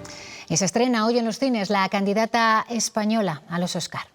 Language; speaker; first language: Spanish; native; Spanish